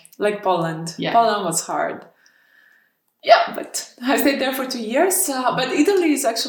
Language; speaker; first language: English; non-native, fluent; Greek